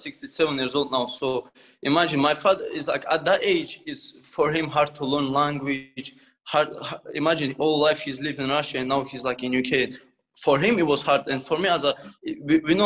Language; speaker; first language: English; non-native, fluent; Russian